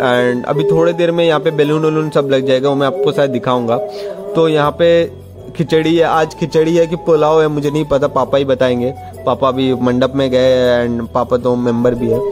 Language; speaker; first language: Hindi; non-native, local second language; Bangla